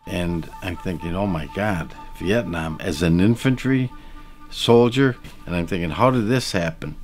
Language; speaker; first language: English; native; English